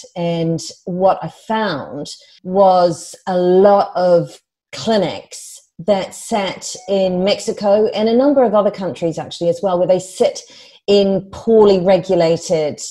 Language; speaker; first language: English; native; English